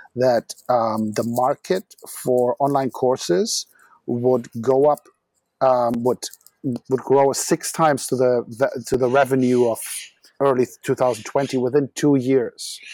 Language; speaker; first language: English; non-native, fluent; German